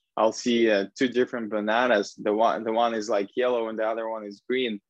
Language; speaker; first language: English; non-native, fluent; Russian